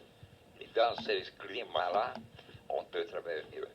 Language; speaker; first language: French; non-native, fluent; Portuguese